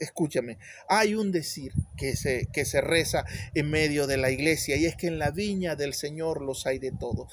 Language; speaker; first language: Spanish; native; Spanish